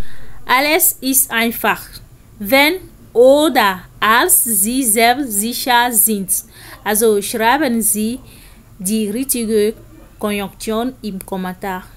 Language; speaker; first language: German; non-native, fluent; French